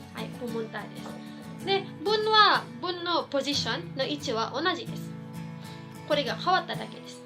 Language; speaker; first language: Japanese; non-native, fluent; Filipino